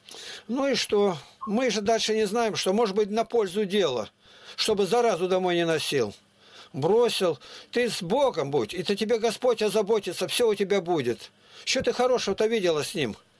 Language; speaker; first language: Russian; native; Russian